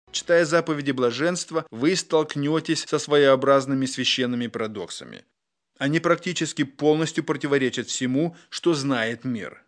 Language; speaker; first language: Russian; native; Russian